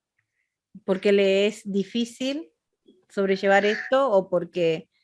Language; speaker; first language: Spanish; native; Spanish